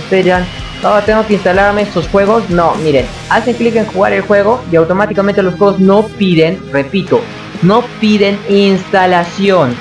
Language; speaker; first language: Spanish; native; Spanish